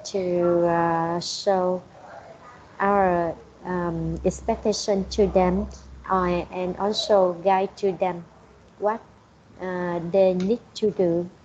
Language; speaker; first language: English; non-native, learner; Vietnamese